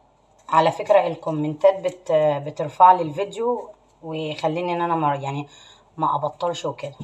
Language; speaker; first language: Arabic; native; Arabic